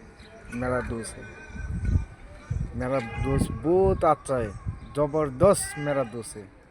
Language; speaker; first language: Hindi; non-native, learner; Bangla